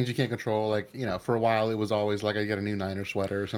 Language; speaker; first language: English; early bilingual, other home language; Spanish